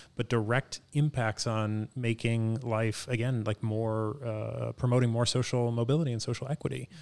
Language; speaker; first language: English; native; English